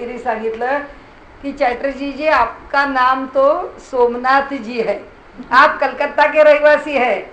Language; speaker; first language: Hindi; non-native, local second language; Marathi